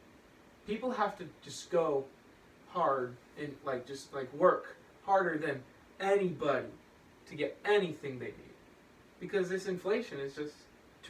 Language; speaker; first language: English; native; English